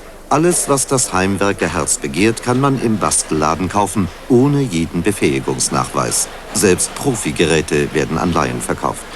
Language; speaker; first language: German; native; German